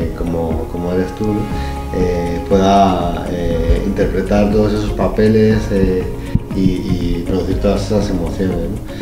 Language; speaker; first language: Spanish; native; Spanish